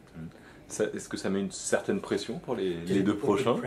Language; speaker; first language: French; native; French